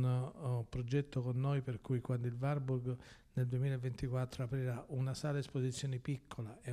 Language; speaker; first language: Italian; native; Italian